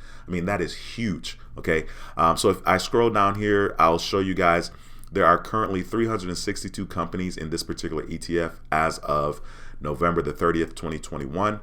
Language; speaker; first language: English; native; English